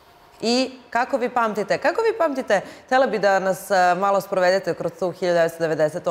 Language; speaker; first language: Serbian; native; Serbian